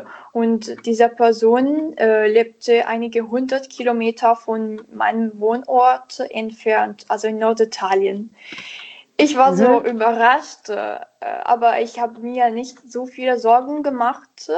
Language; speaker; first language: German; non-native, learner; Italian